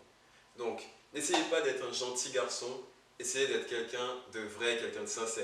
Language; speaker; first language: French; native; French